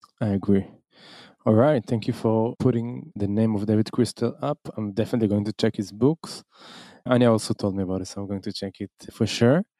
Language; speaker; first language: English; non-native, fluent; Hebrew